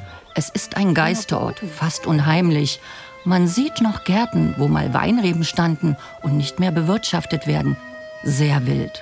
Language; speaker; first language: German; native; German